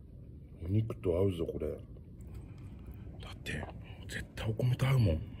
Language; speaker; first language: Japanese; native; Japanese